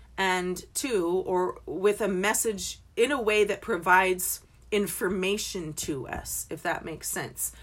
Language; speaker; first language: English; native; English